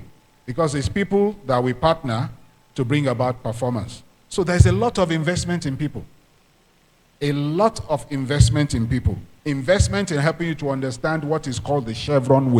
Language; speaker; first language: English; non-native, local second language; Yoruba